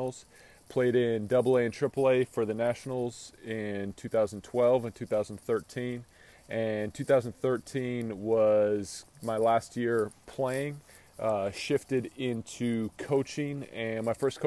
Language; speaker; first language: English; native; English